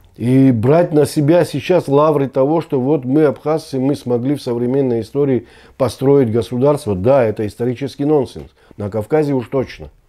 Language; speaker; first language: Russian; non-native, local second language; Abkhazian